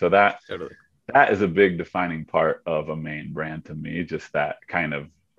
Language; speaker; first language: English; native; English